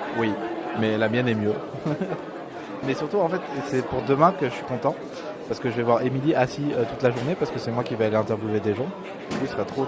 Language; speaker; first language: French; native; French